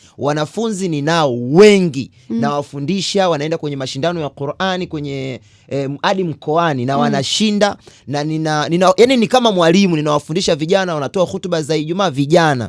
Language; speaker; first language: Swahili; native; Swahili